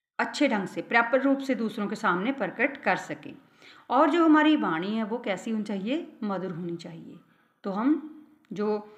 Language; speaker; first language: Hindi; non-native, local second language; Punjabi